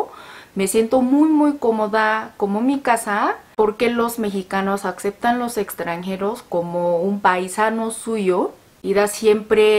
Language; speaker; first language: Spanish; non-native, learner; Korean